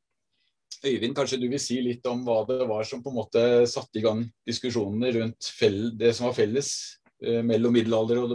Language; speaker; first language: Norwegian; native; Norwegian